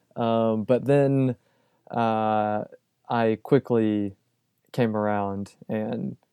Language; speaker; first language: English; native; English